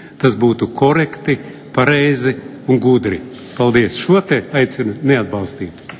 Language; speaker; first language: Latvian; non-native, local second language; Russian